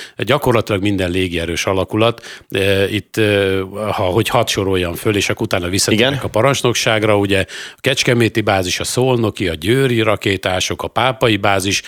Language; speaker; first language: Hungarian; native; Hungarian